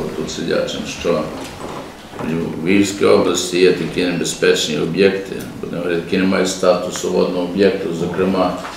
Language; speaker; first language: Ukrainian; native; Ukrainian